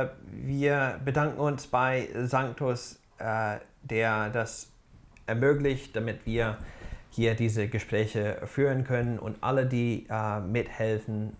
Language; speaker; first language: German; non-native, fluent; English